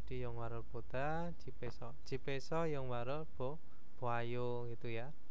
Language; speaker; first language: Korean; non-native, fluent; Indonesian